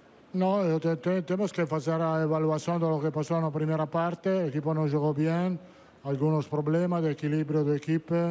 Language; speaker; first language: Portuguese; non-native, fluent; Italian